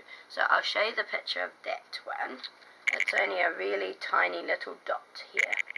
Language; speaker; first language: English; native; English